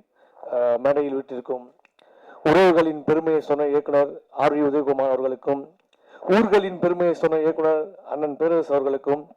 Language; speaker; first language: Tamil; native; Tamil